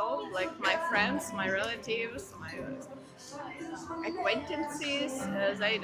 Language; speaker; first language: English; non-native, learner; Ukrainian